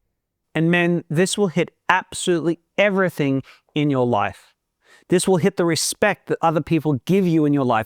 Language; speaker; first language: English; native; English